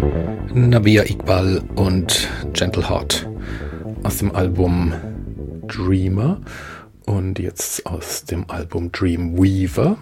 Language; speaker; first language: German; native; German